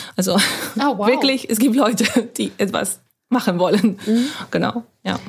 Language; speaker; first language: German; non-native, fluent; Spanish